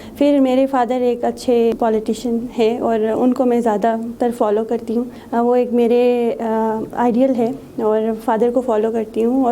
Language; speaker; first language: Urdu; non-native, local second language; Shina